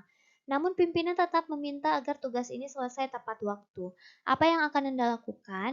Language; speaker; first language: Indonesian; native; Indonesian